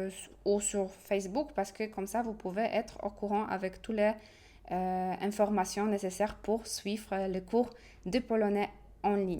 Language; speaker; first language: French; non-native, fluent; Polish